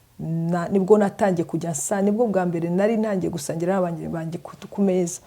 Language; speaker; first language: Kinyarwanda; native; Kinyarwanda